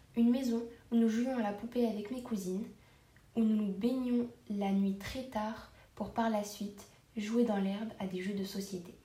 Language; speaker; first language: French; non-native, local second language; Arabic